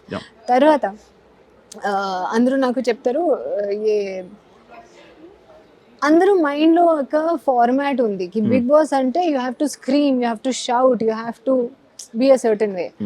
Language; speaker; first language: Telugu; non-native, learner; Hindi